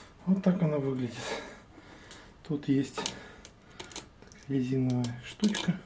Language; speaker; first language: Russian; native; Russian